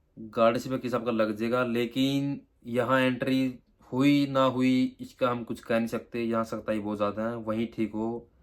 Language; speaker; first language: Hindi; native; Hindi